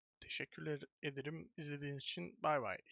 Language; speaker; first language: Turkish; native; Turkish